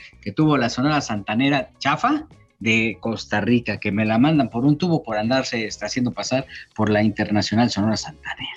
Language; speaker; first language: Spanish; native; Spanish